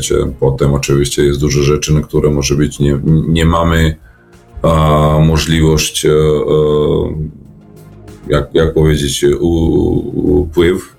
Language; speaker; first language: Polish; non-native, learner; Serbian